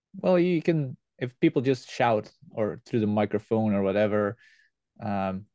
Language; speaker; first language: English; non-native, fluent; Dutch